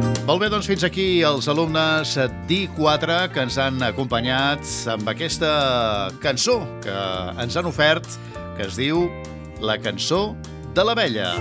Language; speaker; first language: Catalan; native; Catalan